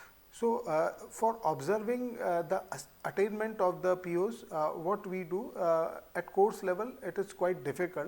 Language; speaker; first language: English; non-native, local second language; Hindi